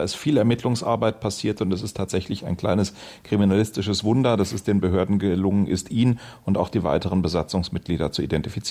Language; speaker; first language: German; native; German